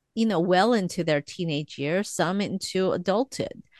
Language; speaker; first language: English; early bilingual, other home language; Korean